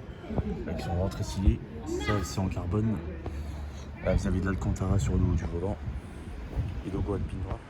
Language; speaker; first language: French; native; French